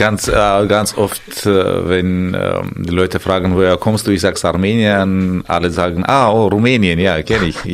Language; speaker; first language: German; non-native, fluent; Armenian